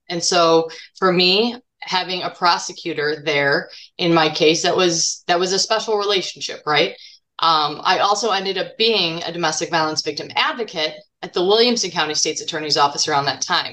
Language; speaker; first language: English; native; English